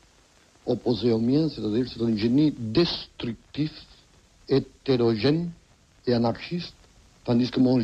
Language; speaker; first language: French; non-native, fluent; Catalan